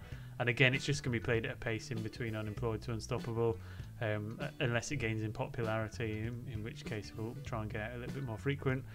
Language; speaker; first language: English; native; English